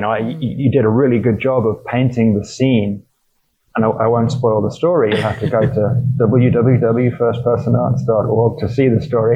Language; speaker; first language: English; native; English